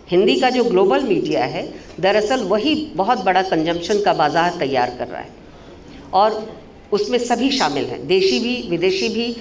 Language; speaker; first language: Hindi; native; Hindi